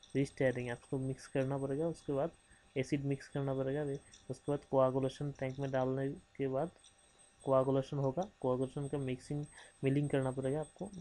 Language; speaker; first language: Hindi; non-native, local second language; Bangla